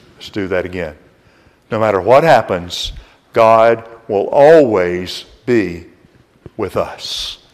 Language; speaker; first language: English; native; English